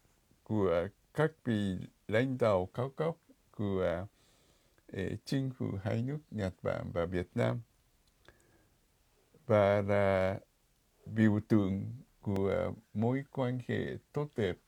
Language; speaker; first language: Vietnamese; non-native, fluent; Japanese